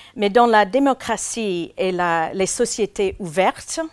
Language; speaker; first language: French; non-native, fluent; English